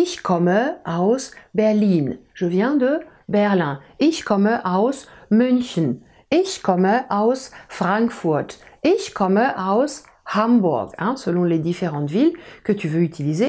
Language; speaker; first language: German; non-native, fluent; French